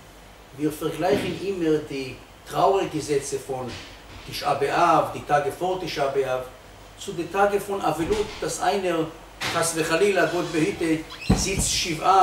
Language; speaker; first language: German; non-native, fluent; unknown